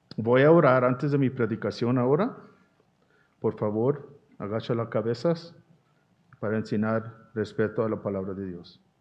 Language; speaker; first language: Spanish; non-native, fluent; English